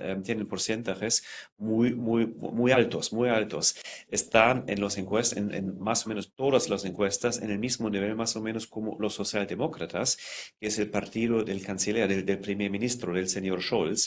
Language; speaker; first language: Spanish; non-native, fluent; German